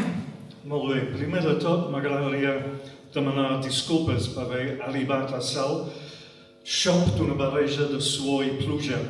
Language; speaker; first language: Catalan; non-native, fluent; English